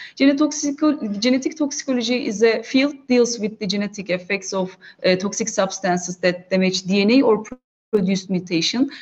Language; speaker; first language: English; non-native, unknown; Turkish